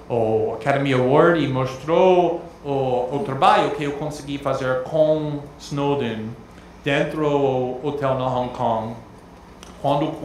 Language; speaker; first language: Portuguese; non-native, fluent; English